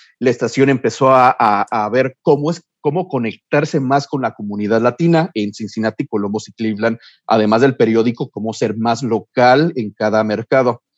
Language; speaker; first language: Spanish; early bilingual, heritage; Spanish